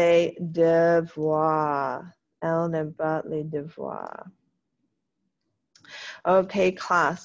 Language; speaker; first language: French; non-native, fluent; English